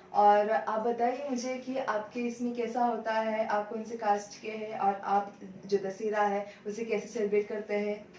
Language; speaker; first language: Hindi; non-native, local second language; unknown